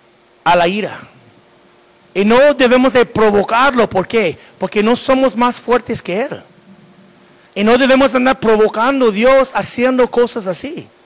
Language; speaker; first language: Spanish; non-native, fluent; English